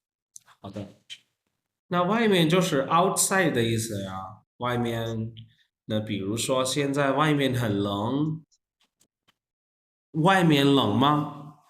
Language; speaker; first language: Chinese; non-native, fluent; Urdu